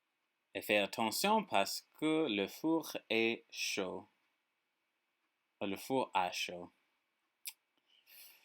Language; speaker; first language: French; non-native, learner; English